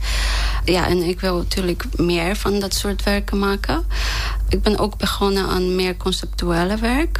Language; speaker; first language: Dutch; non-native, fluent; Polish